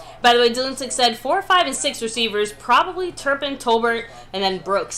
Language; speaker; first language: English; native; English